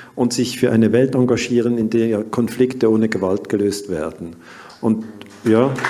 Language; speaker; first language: German; native; German